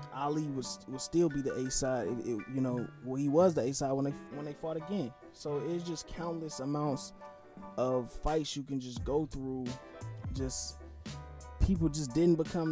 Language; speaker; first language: English; native; English